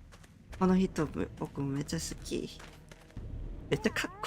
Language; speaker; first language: Japanese; non-native, learner; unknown